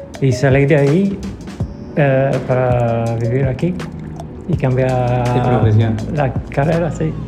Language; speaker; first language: Spanish; non-native, learner; English